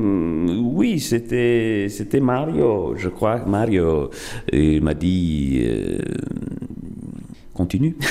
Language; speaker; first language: French; non-native, fluent; Italian